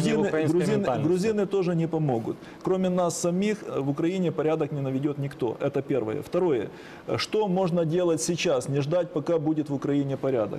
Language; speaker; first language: Russian; native; Russian